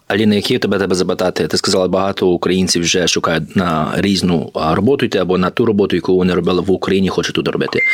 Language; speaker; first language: Ukrainian; early bilingual, heritage; Ukrainian